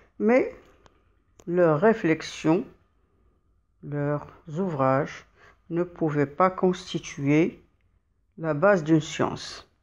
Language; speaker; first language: French; non-native, local second language; Arabic